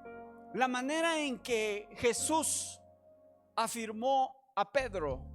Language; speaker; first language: Spanish; native; Spanish